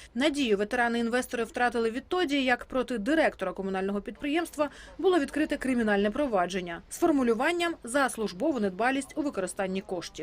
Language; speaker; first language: Ukrainian; native; Ukrainian